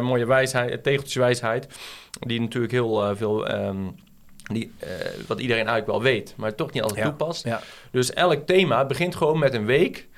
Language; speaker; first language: Dutch; native; Dutch